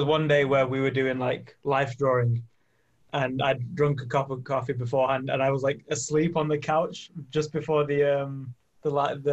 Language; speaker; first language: English; native; English